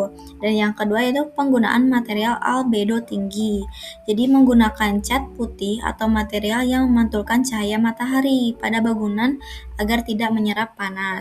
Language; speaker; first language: Indonesian; native; Indonesian